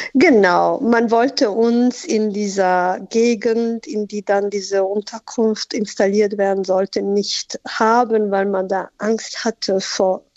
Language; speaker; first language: German; non-native, fluent; Albanian